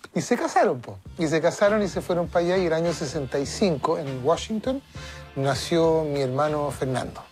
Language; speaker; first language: Spanish; early bilingual, heritage; Spanish